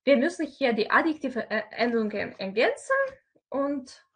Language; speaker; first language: German; non-native, fluent; Russian